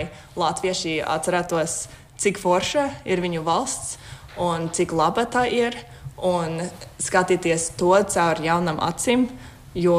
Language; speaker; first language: Latvian; non-native, fluent; English